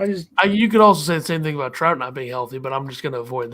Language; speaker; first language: English; native; English